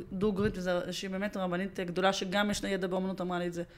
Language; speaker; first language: Hebrew; early bilingual, other home language; Russian